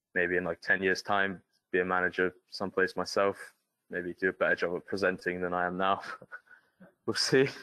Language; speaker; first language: English; native; English